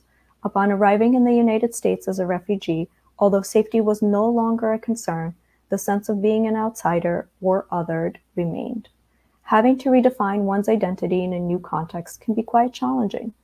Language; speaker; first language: English; early bilingual, other home language; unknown